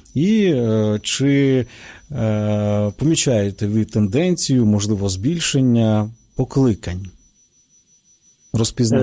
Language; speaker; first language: Ukrainian; native; Ukrainian